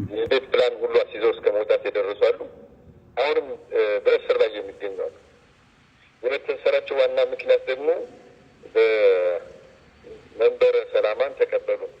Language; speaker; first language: Amharic; native; Amharic